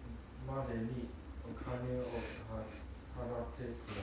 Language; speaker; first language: Japanese; non-native, learner; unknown